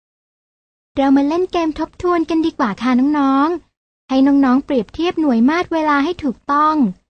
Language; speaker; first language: Thai; native; Thai